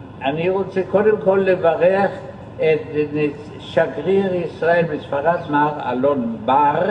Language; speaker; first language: Hebrew; non-native, fluent; German